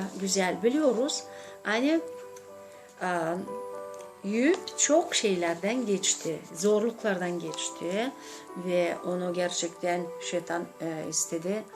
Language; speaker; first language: Turkish; non-native, learner; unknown